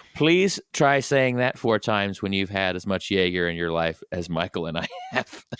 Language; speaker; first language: English; native; English